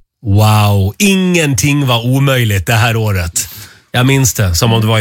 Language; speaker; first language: Swedish; native; Swedish